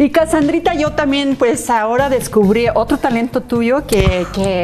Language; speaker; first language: Spanish; native; Spanish